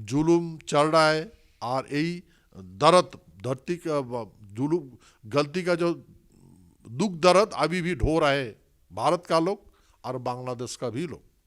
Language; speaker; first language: Hindi; non-native, local second language; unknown